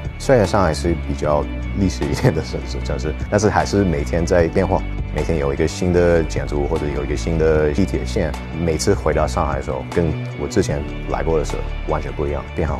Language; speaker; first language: Chinese; early bilingual, heritage; English